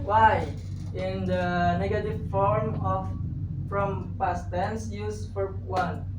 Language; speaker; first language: English; non-native, learner; Indonesian